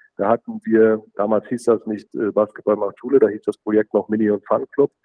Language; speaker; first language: German; native; German